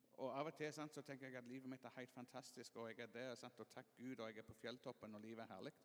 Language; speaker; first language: Norwegian; non-native, fluent; English